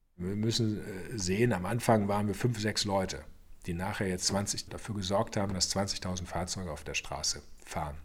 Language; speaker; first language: German; native; German